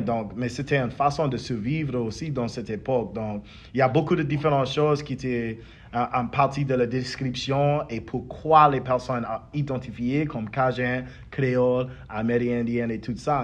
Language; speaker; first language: French; early bilingual, heritage; English